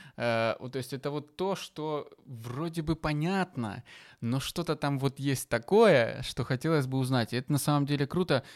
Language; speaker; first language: Russian; native; Russian